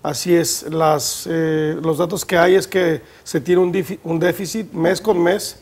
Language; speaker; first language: Spanish; native; Spanish